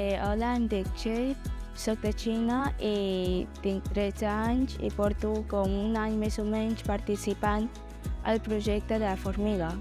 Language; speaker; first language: Catalan; early bilingual, other home language; Chinese